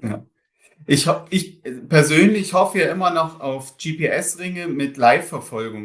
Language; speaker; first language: German; native; German